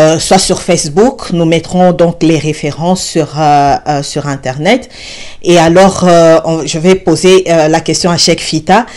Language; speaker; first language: French; non-native, local second language; Lingala